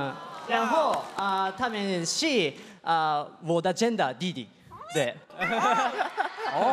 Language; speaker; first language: Chinese; non-native, learner; Japanese